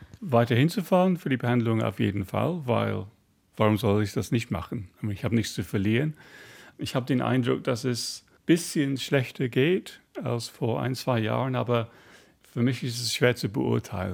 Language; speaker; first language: German; non-native, fluent; English